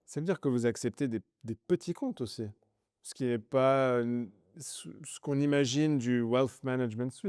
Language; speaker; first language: French; native; French